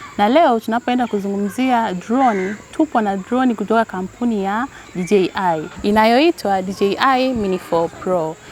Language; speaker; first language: Swahili; native; Swahili